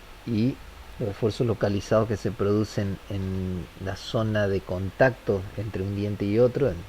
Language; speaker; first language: Spanish; native; Spanish